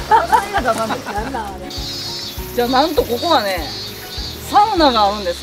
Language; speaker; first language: Japanese; native; Japanese